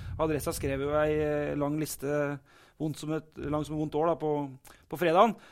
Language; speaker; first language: Norwegian; native; Norwegian